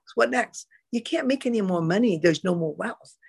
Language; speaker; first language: English; non-native, fluent; Arabic